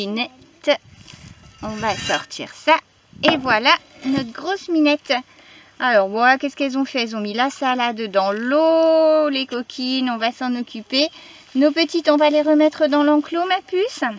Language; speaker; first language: French; native; French